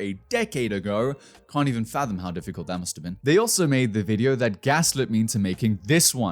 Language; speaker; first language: English; native; English